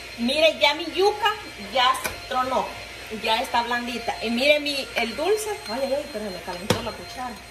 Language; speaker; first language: Spanish; native; Spanish